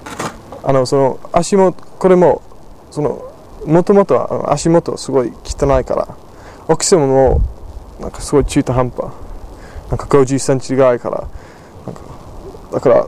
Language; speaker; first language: Japanese; non-native, fluent; English